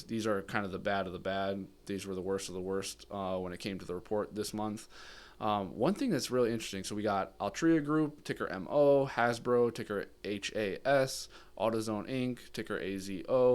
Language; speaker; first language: English; native; English